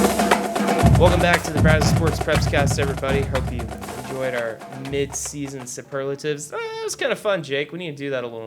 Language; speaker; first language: English; native; English